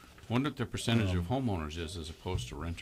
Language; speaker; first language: English; native; English